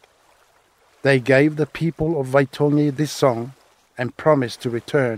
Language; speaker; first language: English; non-native, fluent; Samoan